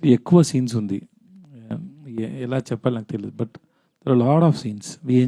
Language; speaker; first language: Telugu; non-native, learner; Tamil